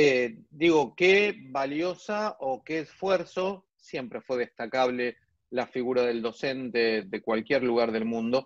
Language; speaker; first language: Spanish; native; Spanish